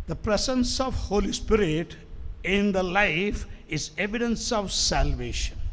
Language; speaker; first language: English; non-native, local second language; Tamil